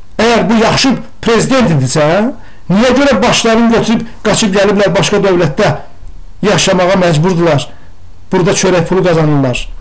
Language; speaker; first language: Azerbaijani; non-native, local second language; Talysh